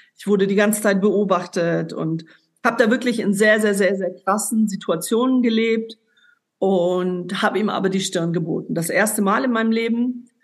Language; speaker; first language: German; native; German